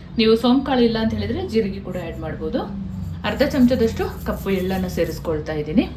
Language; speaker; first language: Kannada; non-native, local second language; Kodava